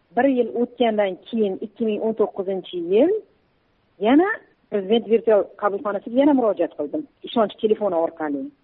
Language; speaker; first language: Uzbek; early bilingual, heritage; Uzbek